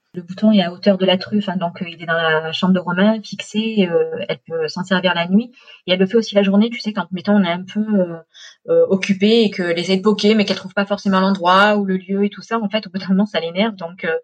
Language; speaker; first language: French; native; French